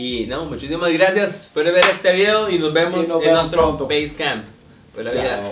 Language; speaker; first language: Spanish; native; Spanish